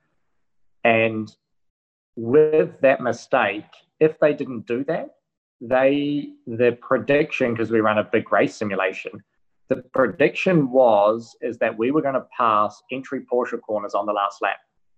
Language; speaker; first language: English; native; English